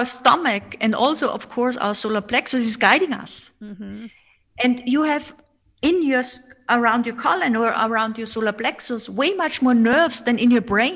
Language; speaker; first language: English; non-native, fluent; German